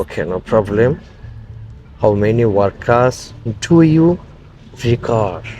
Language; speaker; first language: English; non-native, fluent; Bangla